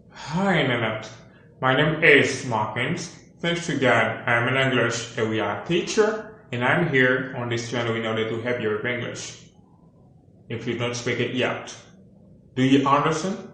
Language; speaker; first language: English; non-native, learner; Haitian Creole